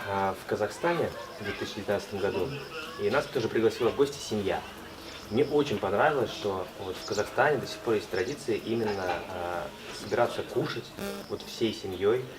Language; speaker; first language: Russian; native; Russian